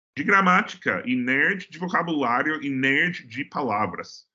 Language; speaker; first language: Portuguese; non-native, fluent; English